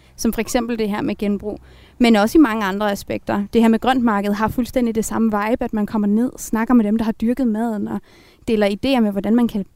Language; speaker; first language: Danish; native; Danish